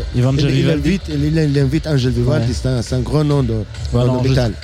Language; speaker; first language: French; non-native, local second language; Arabic